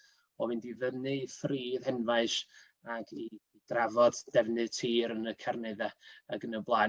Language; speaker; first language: Welsh; native; Welsh